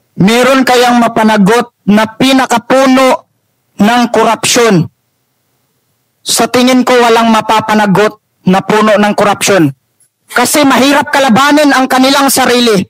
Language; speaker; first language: Filipino; native; Filipino